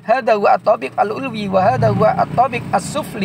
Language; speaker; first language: Arabic; non-native, fluent; Indonesian